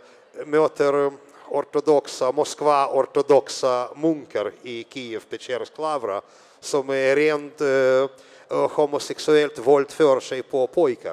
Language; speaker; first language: Swedish; non-native, fluent; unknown